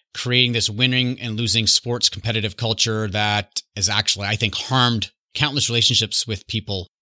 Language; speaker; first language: English; native; English